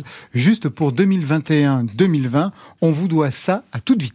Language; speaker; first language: French; native; French